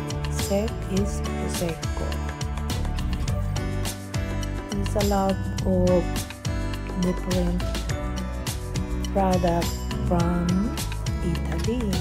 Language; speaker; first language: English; non-native, learner; Filipino